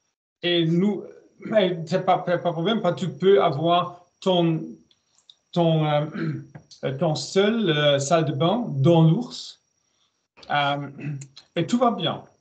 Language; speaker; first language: French; non-native, learner; German